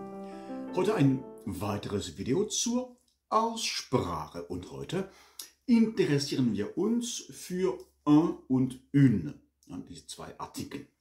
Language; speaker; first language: German; non-native, fluent; French